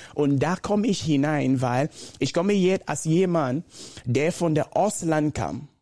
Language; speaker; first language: German; non-native, fluent; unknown